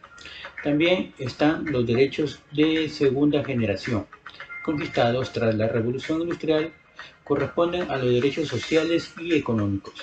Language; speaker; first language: Spanish; native; Spanish